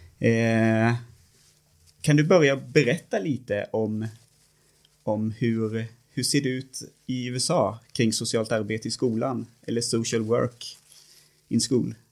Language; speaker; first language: Swedish; native; Swedish